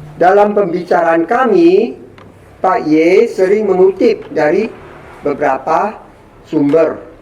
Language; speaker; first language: Indonesian; non-native, fluent; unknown